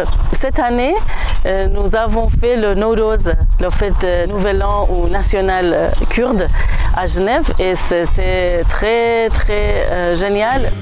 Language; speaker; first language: French; non-native, learner; Kurdish